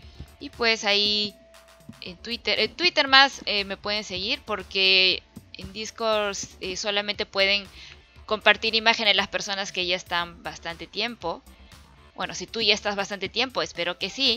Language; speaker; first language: Spanish; native; Spanish